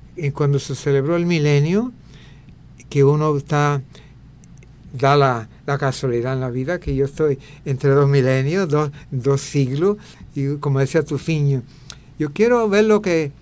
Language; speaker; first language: Spanish; early bilingual, heritage; Spanish